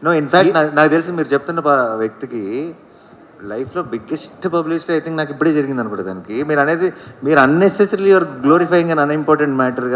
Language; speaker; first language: Telugu; native; Telugu